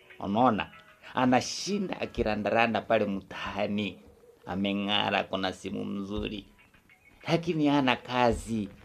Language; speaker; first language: Swahili; non-native, local second language; Kikuyu